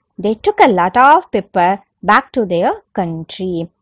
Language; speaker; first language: English; non-native, local second language; Tamil